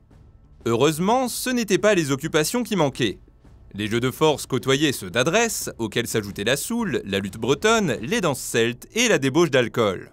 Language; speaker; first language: French; native; French